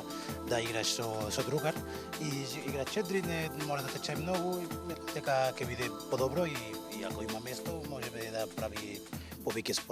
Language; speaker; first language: Macedonian; non-native, learner; Spanish